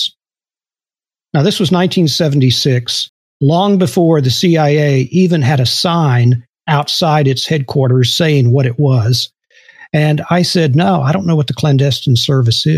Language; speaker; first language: English; native; English